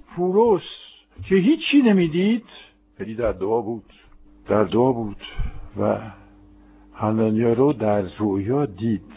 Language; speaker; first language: Persian; non-native, fluent; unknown